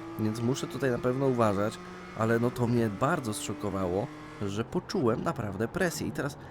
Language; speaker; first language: Polish; native; Polish